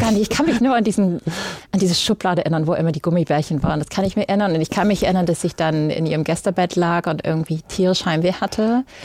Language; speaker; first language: German; early bilingual, other home language; English